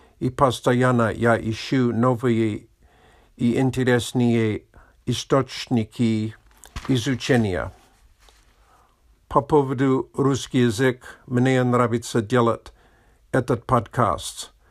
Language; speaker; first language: Russian; non-native, learner; English